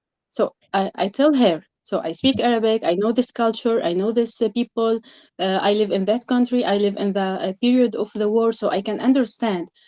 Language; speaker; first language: English; non-native, learner; Arabic